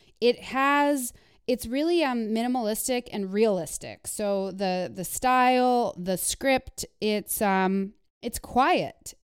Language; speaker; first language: English; non-native, fluent; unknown